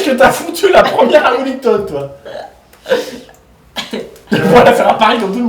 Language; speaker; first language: French; native; French